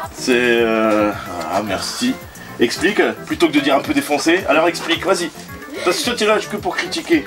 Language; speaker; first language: French; native; French